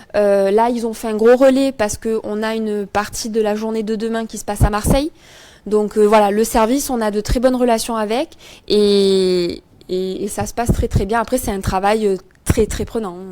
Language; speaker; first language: French; native; French